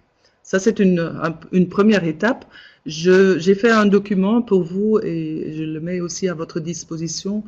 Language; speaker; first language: French; non-native, local second language; Dutch